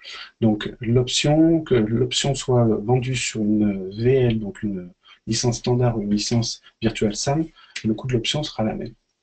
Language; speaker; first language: French; native; French